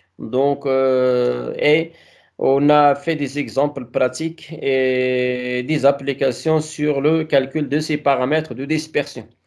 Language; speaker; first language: French; non-native, local second language; Arabic